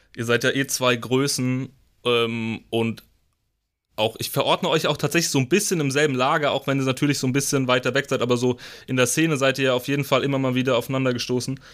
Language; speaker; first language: German; native; German